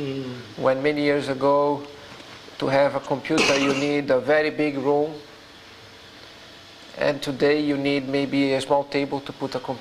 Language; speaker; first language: English; non-native, fluent; Portuguese